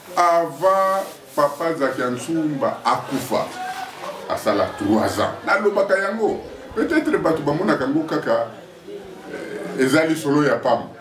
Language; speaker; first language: Lingala; non-native, local second language; Kongo